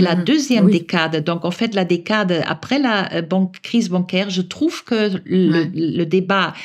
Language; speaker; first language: French; non-native, fluent; German